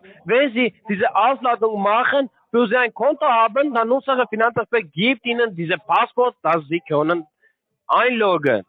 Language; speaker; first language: German; non-native, learner; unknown